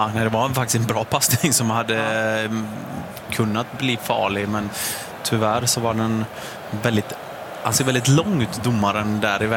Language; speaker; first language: Swedish; native; Swedish